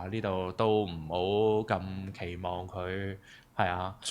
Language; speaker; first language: Cantonese; native; Cantonese